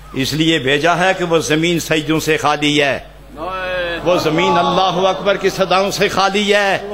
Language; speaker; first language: Urdu; non-native, local second language; Punjabi